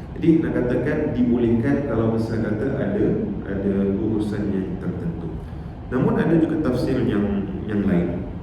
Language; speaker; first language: Malay; native; Malay